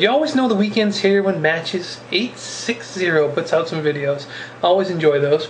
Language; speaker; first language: English; native; English